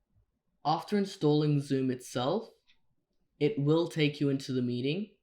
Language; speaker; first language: English; native; English